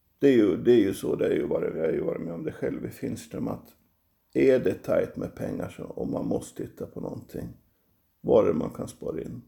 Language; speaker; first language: Swedish; native; Swedish